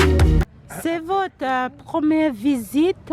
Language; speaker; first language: French; non-native, learner; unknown